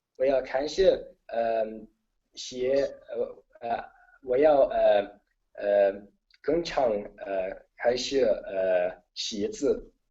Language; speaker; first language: Chinese; non-native, learner; Italian